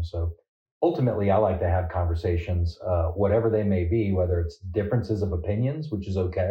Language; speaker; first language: English; native; English